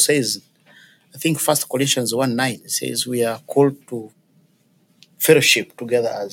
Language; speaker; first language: English; non-native, local second language; Ganda